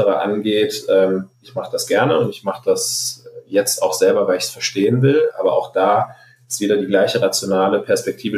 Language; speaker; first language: German; non-native, fluent; Arabic